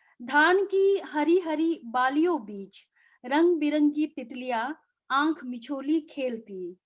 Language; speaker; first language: Hindi; non-native, local second language; Nyishi